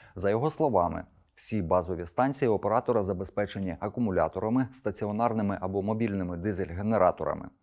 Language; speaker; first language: Ukrainian; native; Ukrainian